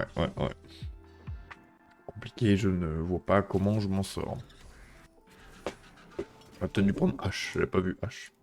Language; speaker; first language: French; native; French